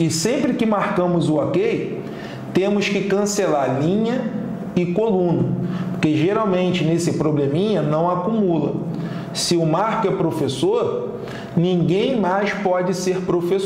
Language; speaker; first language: Portuguese; native; Portuguese